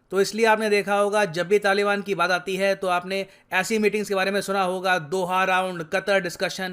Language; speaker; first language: Hindi; native; Hindi